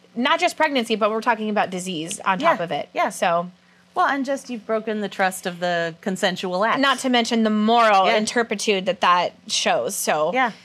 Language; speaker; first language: English; native; English